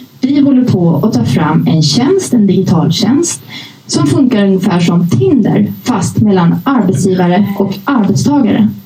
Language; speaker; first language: Swedish; early bilingual, other home language; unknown